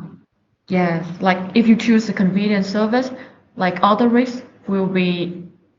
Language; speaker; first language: English; non-native, learner; Vietnamese